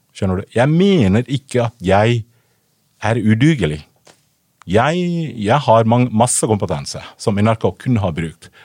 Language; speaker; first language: Norwegian; non-native, fluent; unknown